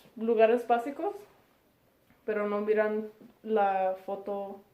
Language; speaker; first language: Spanish; early bilingual, heritage; Spanish